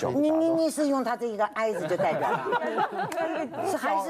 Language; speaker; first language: Chinese; native; Chinese